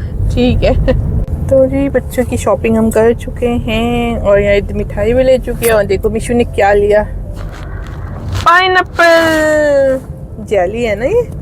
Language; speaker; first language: Hindi; native; Hindi